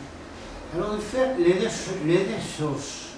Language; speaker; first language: French; non-native, fluent; Spanish